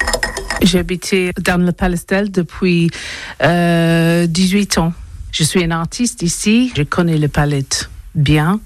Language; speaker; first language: French; non-native, learner; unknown